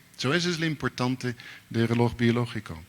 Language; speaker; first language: Spanish; non-native, learner; Dutch